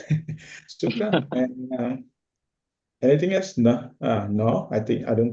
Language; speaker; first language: English; non-native, fluent; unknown